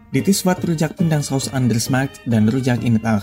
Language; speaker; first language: Dutch; non-native, fluent; Indonesian